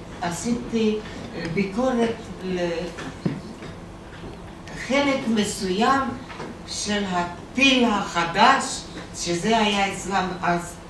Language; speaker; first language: Hebrew; non-native, fluent; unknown